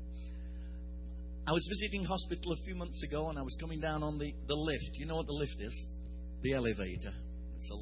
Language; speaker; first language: English; native; English